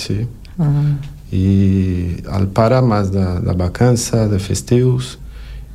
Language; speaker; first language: Catalan; non-native, learner; Portuguese